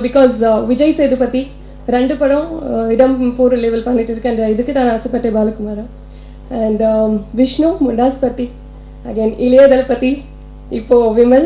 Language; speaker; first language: Tamil; non-native, local second language; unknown